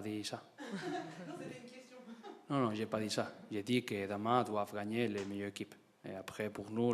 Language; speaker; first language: French; non-native, learner; Spanish